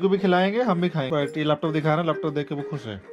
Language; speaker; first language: Hindi; non-native, local second language; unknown